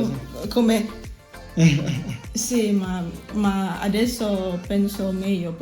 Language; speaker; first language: Italian; non-native, learner; Thai